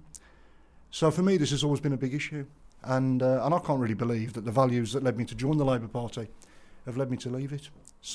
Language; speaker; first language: English; native; English